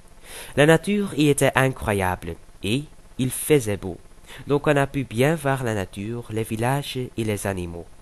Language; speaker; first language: French; non-native, fluent; Dutch